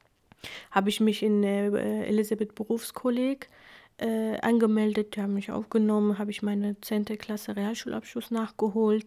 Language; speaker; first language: German; non-native, fluent; Kurdish